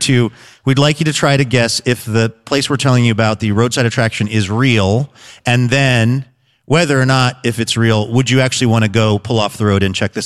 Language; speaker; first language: English; native; English